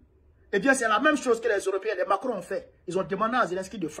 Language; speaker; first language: French; non-native, local second language; Bambara